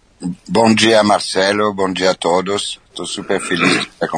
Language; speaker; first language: Portuguese; non-native, fluent; French